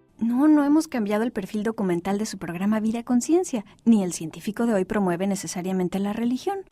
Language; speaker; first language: Spanish; native; Spanish